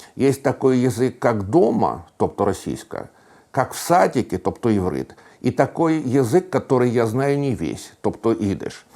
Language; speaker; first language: Ukrainian; non-native, local second language; Russian